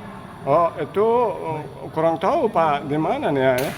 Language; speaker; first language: Indonesian; non-native, fluent; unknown